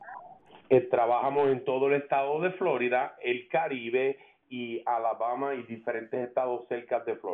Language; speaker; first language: Spanish; early bilingual, heritage; Spanish